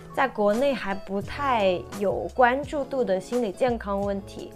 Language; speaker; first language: Chinese; native; Chinese